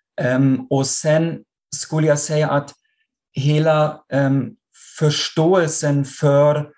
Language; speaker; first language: Swedish; non-native, fluent; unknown